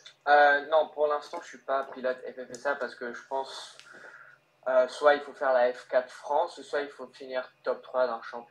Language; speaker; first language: French; early bilingual, heritage; French